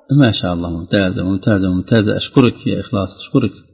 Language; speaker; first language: Arabic; native; Arabic